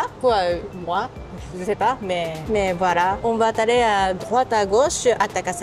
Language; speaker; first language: French; non-native, learner; Japanese